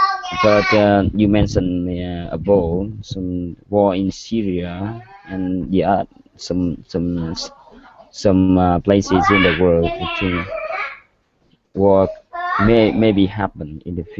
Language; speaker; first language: English; non-native, learner; Vietnamese